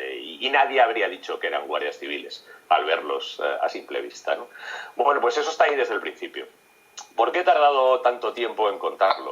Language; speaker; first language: Spanish; native; Spanish